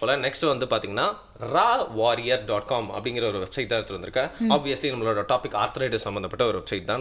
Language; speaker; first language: Tamil; native; Tamil